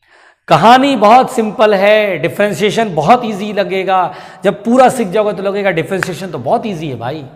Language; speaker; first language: Hindi; native; Hindi